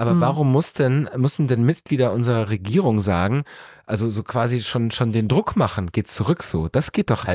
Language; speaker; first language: German; native; German